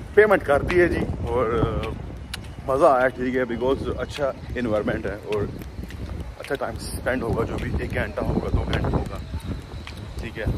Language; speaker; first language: Urdu; non-native, local second language; Punjabi